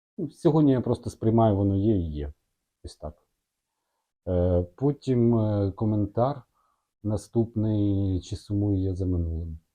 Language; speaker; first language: Ukrainian; non-native, local second language; Russian